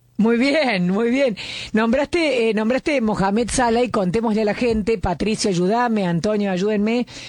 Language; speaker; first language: Spanish; native; Spanish